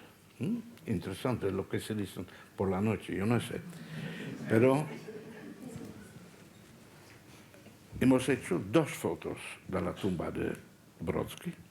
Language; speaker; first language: Spanish; non-native, fluent; Dutch